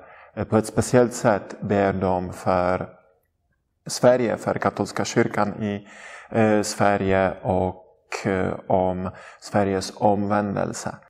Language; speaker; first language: Swedish; non-native, fluent; Polish